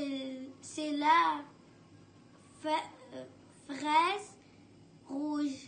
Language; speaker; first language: French; non-native, learner; Arabic